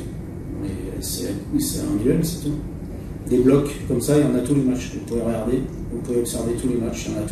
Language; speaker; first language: French; native; French